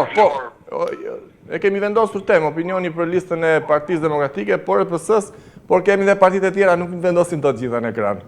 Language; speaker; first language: Albanian; native; Albanian